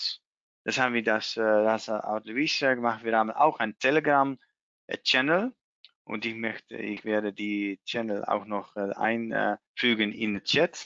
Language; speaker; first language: German; non-native, learner; Dutch